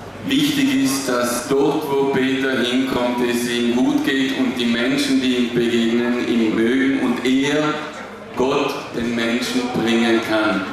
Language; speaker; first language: German; non-native, fluent; Italian